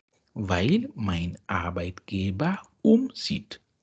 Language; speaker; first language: German; non-native, fluent; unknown